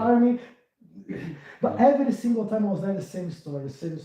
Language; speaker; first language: English; non-native, fluent; Portuguese